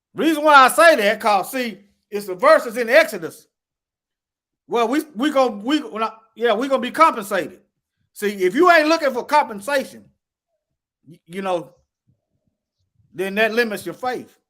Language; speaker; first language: English; native; English